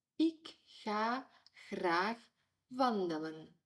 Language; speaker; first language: Dutch; non-native, fluent; Ukrainian